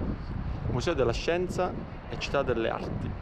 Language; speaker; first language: Italian; native; Italian